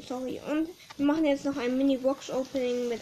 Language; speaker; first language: German; native; German